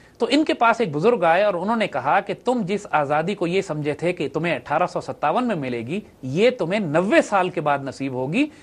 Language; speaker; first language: Urdu; native; Urdu